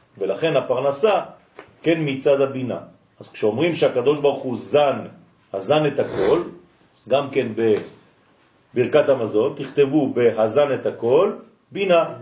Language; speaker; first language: Hebrew; non-native, fluent; French